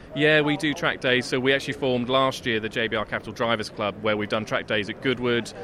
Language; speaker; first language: English; native; English